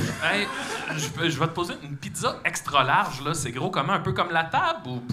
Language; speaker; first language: French; native; French